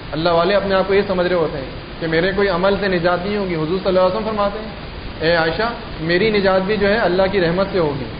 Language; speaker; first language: Urdu; native; Urdu